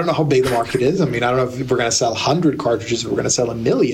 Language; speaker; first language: English; native; English